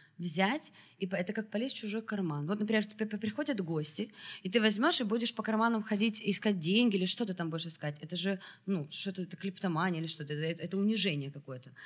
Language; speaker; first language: Russian; native; Russian